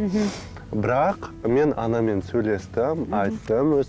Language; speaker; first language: Kazakh; non-native, local second language; Russian